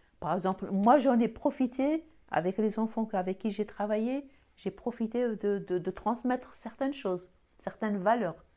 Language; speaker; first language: French; non-native, local second language; Arabic